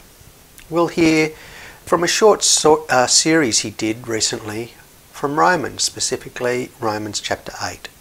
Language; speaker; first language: English; native; English